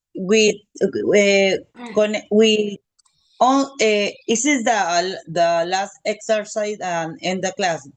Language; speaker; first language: English; non-native, learner; Spanish